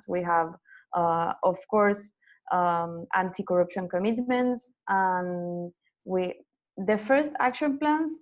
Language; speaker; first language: English; non-native, fluent; Spanish